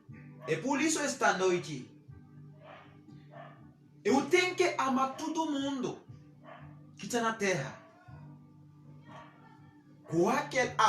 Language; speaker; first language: Portuguese; non-native, learner; Haitian Creole